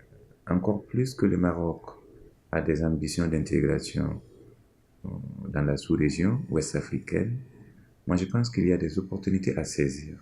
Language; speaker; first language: French; non-native, local second language; Mossi